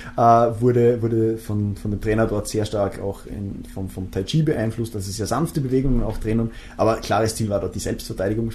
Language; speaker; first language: German; native; German